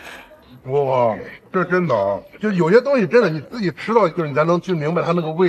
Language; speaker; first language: Chinese; native; Chinese